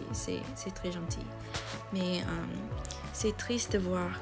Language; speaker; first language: French; non-native, learner; English